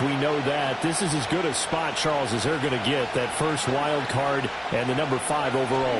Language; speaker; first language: English; native; English